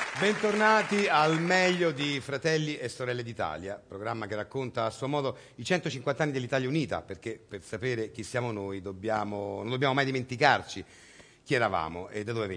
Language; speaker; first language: Italian; native; Italian